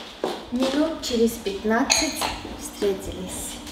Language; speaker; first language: Russian; non-native, fluent; Armenian